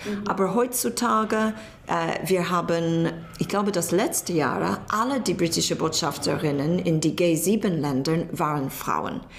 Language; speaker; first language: German; non-native, learner; English